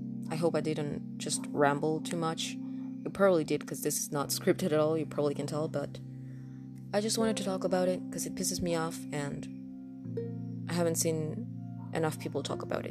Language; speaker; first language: English; non-native, fluent; Spanish